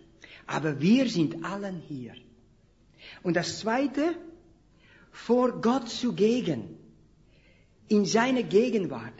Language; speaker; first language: German; non-native, fluent; Dutch